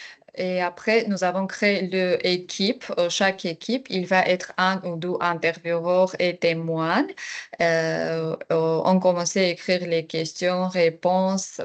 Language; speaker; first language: French; non-native, learner; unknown